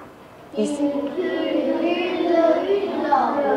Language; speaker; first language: French; non-native, learner; Italian